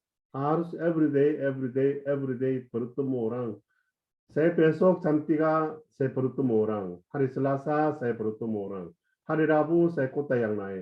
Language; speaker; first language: Indonesian; non-native, fluent; Korean